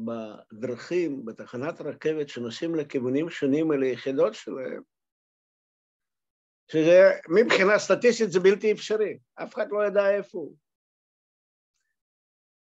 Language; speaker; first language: Hebrew; non-native, fluent; Russian